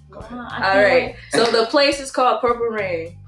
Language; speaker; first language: English; native; English